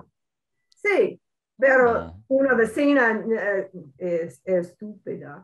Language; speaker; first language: Spanish; non-native, learner; English